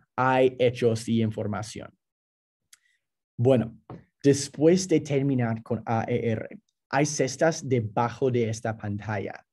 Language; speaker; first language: Spanish; non-native, fluent; English